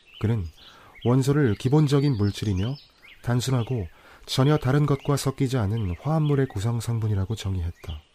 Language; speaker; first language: Korean; native; Korean